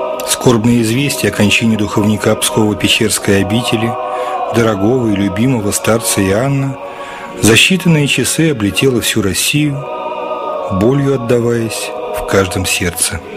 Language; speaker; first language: Russian; native; Russian